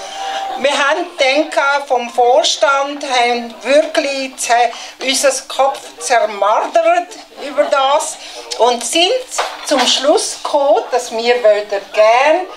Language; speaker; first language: German; non-native, fluent; Tibetan